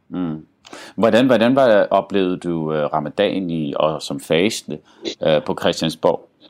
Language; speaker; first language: Danish; early bilingual, other home language; Arabic